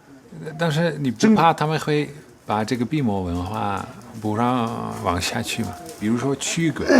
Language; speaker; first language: Chinese; non-native, fluent; Dutch